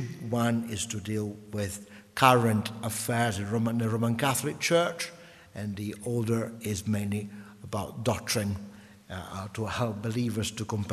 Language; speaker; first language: English; non-native, fluent; Italian